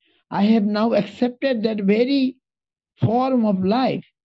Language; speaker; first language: English; non-native, local second language; Bangla